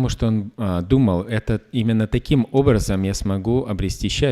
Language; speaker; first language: Russian; native; Russian